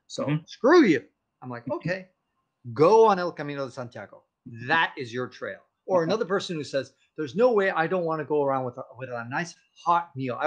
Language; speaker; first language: English; native; English